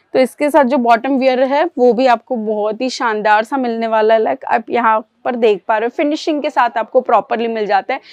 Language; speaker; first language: Hindi; native; Hindi